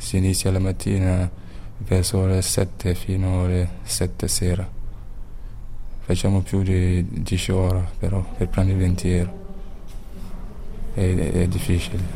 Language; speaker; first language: Italian; non-native, learner; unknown